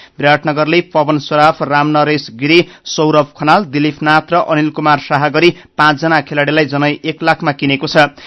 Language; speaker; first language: Nepali; native; Nepali